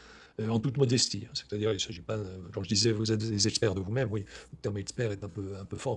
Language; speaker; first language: French; native; French